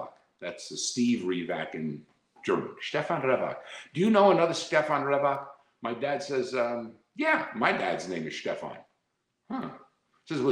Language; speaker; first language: English; native; English